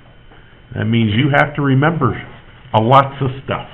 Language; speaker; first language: English; native; English